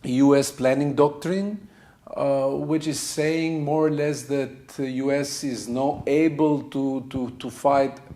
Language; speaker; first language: English; non-native, fluent; Albanian